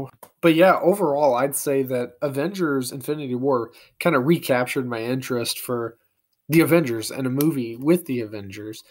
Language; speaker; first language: English; native; English